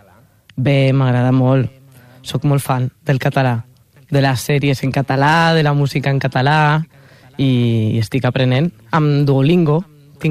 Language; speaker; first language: Catalan; non-native, learner; Spanish